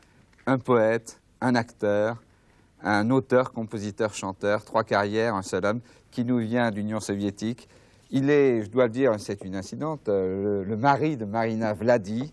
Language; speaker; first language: French; native; French